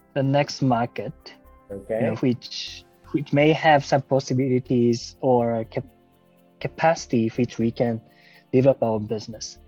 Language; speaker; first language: English; non-native, fluent; Japanese